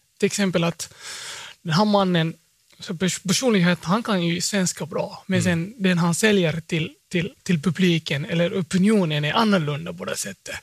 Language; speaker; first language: Swedish; early bilingual, other home language; Somali